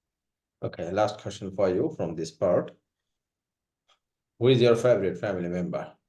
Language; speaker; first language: English; non-native, fluent; Bangla